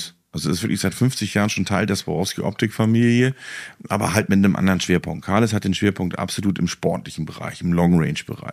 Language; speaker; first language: German; native; German